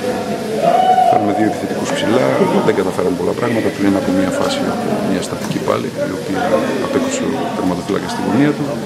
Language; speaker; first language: Greek; native; Greek